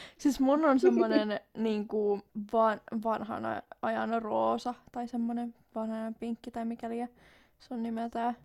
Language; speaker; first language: Finnish; non-native, local second language; Swedish